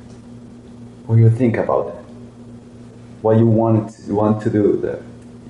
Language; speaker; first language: English; non-native, learner; Spanish